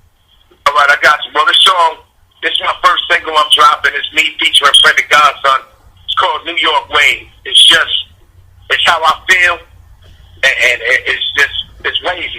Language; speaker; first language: English; native; English